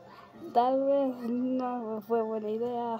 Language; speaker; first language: Spanish; native; Spanish